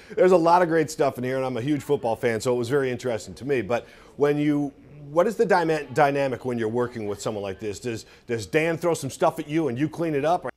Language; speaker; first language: English; native; English